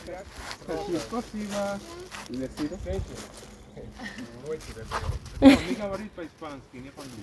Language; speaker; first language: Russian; non-native, learner; Spanish